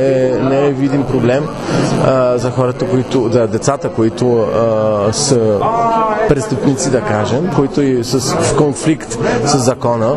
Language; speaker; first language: Bulgarian; non-native, fluent; French